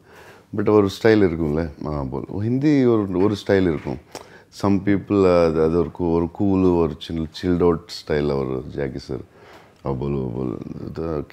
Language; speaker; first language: Tamil; non-native, learner; Telugu